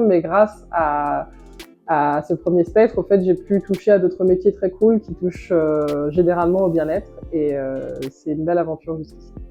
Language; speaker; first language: French; native; French